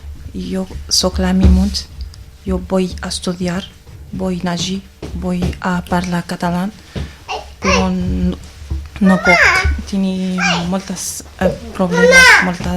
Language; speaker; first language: Catalan; non-native, learner; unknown